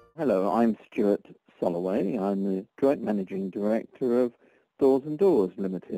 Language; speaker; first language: English; native; English